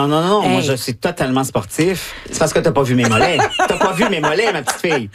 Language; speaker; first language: French; native; French